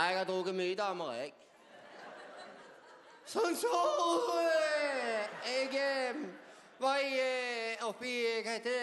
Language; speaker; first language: Norwegian; native; Norwegian